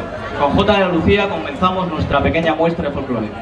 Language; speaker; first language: Spanish; native; Spanish